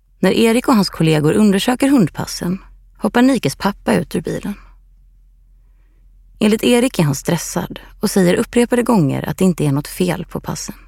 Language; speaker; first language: Swedish; native; Swedish